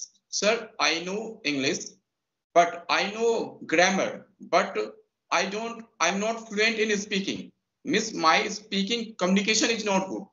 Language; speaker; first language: English; non-native, local second language; Hindi